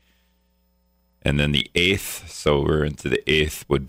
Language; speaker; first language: English; native; English